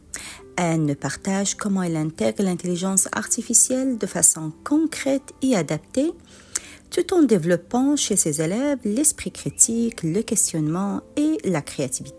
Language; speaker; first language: French; native; French